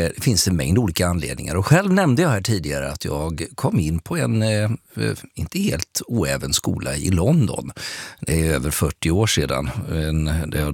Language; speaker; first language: Swedish; native; Swedish